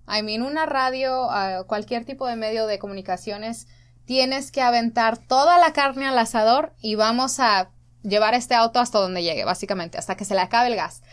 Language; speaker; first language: Spanish; early bilingual, other home language; English